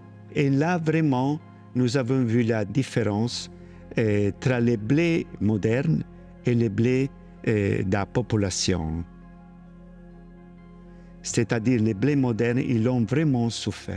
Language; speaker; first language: French; non-native, learner; Italian